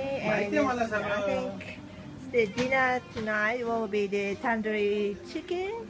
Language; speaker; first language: English; non-native, fluent; Japanese